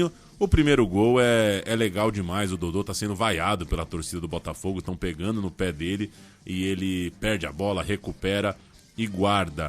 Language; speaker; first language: Portuguese; native; Portuguese